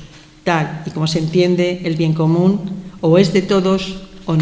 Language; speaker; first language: Spanish; native; Spanish